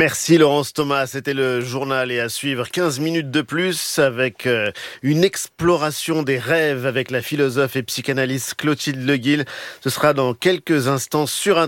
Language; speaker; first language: French; native; French